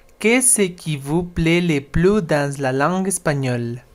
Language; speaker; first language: French; non-native, learner; Spanish